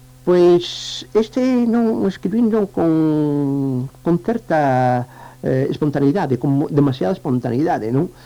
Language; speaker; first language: Galician; non-native, local second language; Spanish